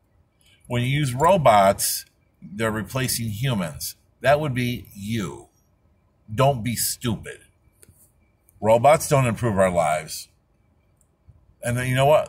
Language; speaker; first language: English; native; English